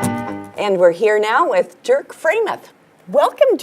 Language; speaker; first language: English; native; English